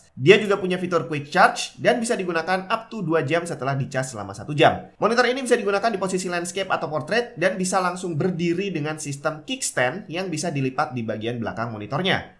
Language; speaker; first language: Indonesian; native; Indonesian